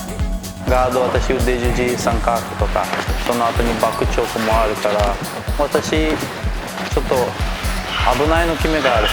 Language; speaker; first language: Japanese; non-native, learner; Portuguese